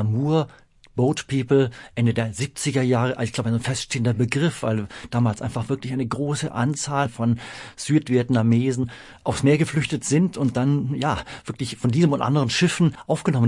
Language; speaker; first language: German; native; German